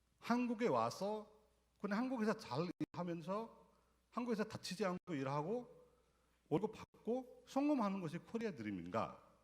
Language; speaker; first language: Korean; non-native, fluent; Nepali